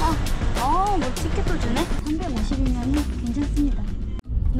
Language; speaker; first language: Korean; native; Korean